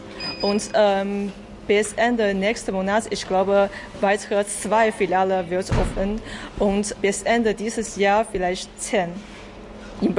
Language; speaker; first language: German; non-native, learner; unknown